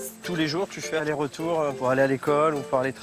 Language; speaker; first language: French; native; French